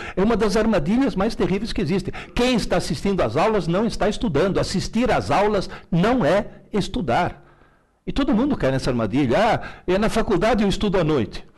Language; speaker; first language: Portuguese; early bilingual, other home language; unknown